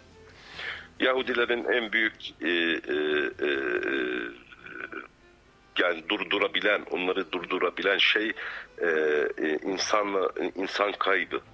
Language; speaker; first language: Turkish; non-native, fluent; Arabic